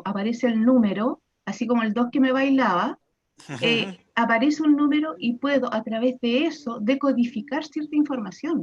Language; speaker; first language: Spanish; native; Spanish